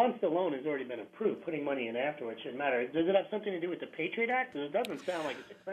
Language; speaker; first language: English; native; English